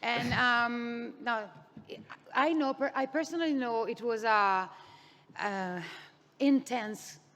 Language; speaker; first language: English; non-native, fluent; Italian